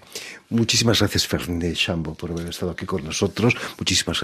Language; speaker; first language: Spanish; native; Spanish